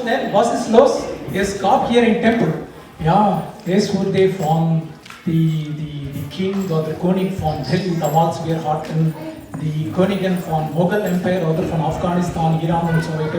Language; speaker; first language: German; non-native, learner; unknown